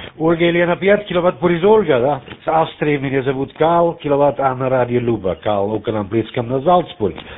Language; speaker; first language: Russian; non-native, learner; German